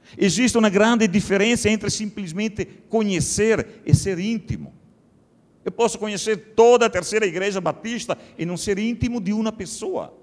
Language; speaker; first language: Portuguese; non-native, fluent; Italian